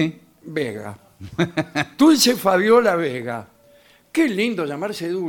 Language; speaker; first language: Spanish; native; Spanish